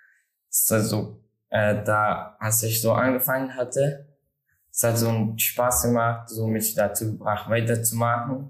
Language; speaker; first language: German; non-native, learner; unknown